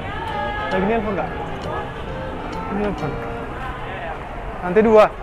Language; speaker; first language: Indonesian; native; Indonesian